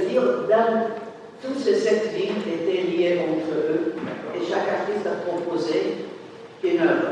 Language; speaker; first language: French; non-native, fluent; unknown